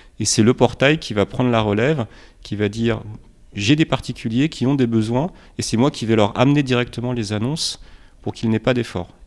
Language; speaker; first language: French; early bilingual, other home language; Romanian